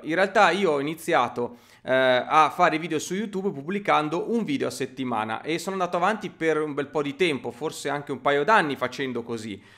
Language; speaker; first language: Italian; native; Italian